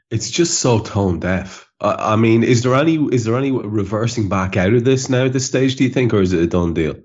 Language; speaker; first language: English; native; English